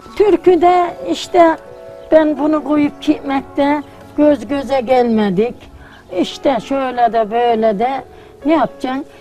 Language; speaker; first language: Turkish; native; Turkish